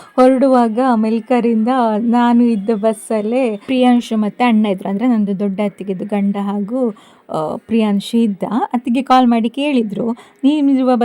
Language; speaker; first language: Kannada; non-native, local second language; Tulu